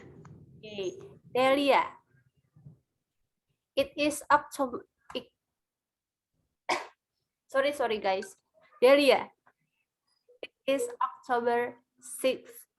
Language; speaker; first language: English; non-native, learner; Indonesian